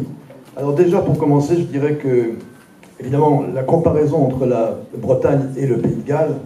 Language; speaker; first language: French; native; French